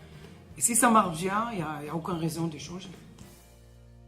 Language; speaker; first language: French; non-native, learner; Hebrew